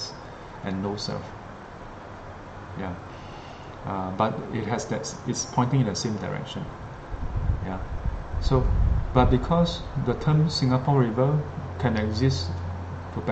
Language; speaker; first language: English; native; English